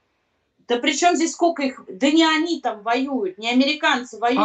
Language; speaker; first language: Russian; native; Russian